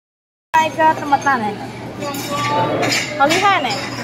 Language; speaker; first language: Chinese; non-native, learner; Indonesian